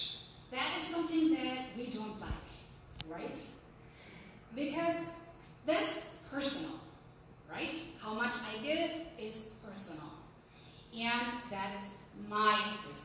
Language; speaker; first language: English; non-native, fluent; German